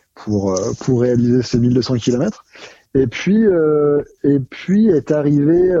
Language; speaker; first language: French; native; French